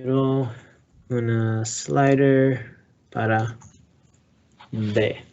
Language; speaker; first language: Spanish; non-native, learner; English